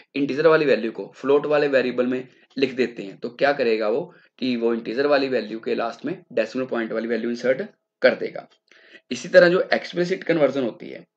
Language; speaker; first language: Hindi; non-native, local second language; Punjabi